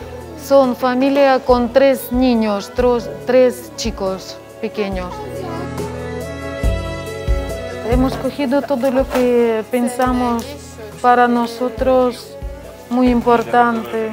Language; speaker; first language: Spanish; non-native, fluent; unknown